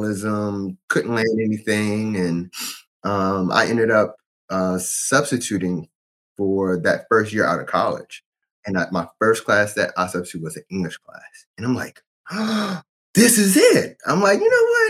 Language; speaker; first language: English; native; English